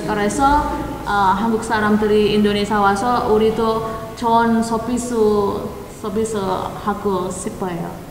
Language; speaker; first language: Korean; non-native, learner; Indonesian